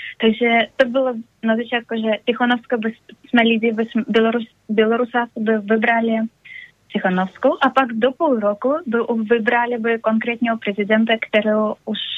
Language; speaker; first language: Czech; non-native, learner; Russian